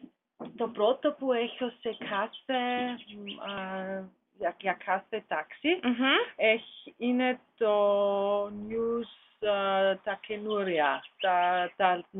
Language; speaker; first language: Greek; non-native, learner; German